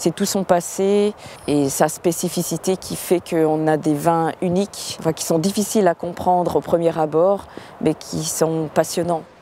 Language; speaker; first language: French; native; French